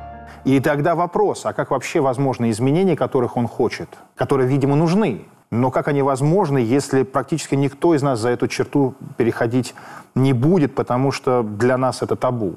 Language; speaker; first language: Russian; native; Russian